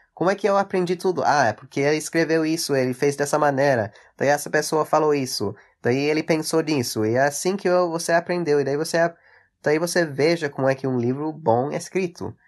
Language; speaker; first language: Portuguese; early bilingual, heritage; English